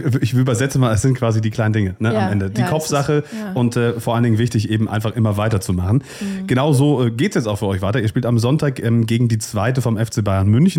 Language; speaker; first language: German; native; German